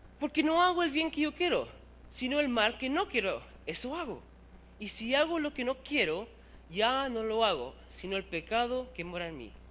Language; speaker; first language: Spanish; early bilingual, heritage; Spanish